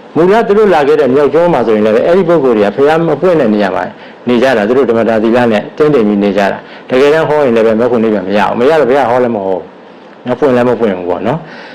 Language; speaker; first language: Burmese; native; Burmese